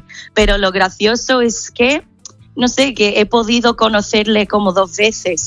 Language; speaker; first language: Spanish; non-native, fluent; English